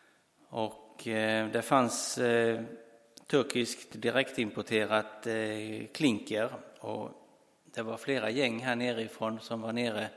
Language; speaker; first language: Swedish; native; Swedish